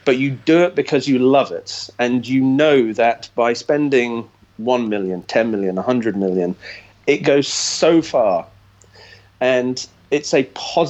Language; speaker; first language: English; native; English